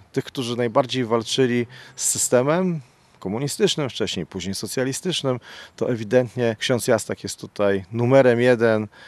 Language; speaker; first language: Polish; native; Polish